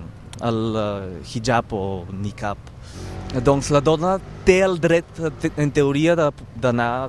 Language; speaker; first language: Catalan; non-native, fluent; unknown